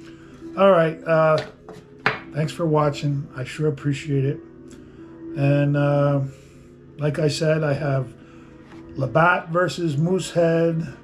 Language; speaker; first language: English; native; English